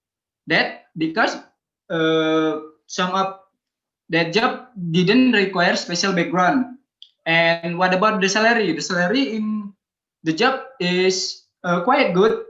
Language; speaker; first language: English; non-native, learner; Indonesian